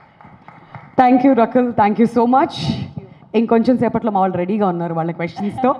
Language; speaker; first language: Telugu; native; Telugu